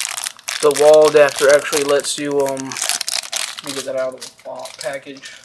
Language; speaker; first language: English; native; English